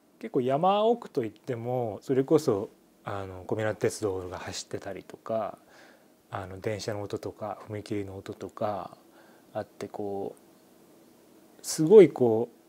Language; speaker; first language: Japanese; native; Japanese